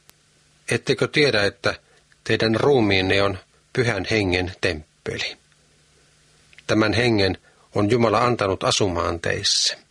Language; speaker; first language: Finnish; native; Finnish